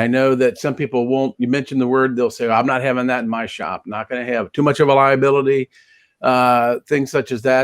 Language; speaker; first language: English; native; English